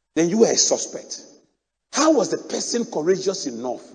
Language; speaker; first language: English; non-native, local second language; Akan